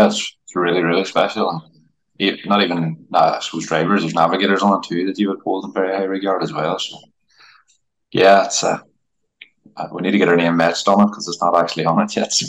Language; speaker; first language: English; native; English